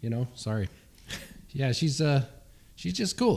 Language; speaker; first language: English; early bilingual, other home language; Swedish